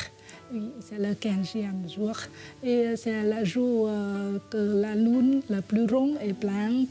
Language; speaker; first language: French; non-native, fluent; Vietnamese